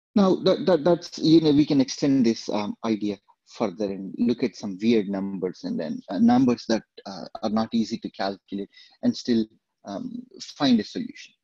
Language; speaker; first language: English; non-native, local second language; Telugu